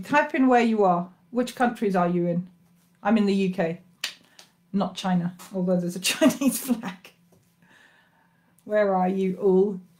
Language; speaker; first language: English; native; English